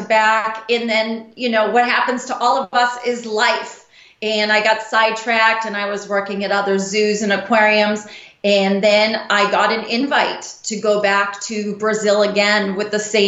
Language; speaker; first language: English; native; English